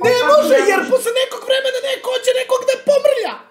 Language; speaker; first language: Bosnian; native; Bosnian